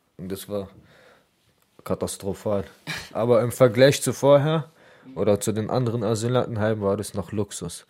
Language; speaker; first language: German; early bilingual, other home language; Arabic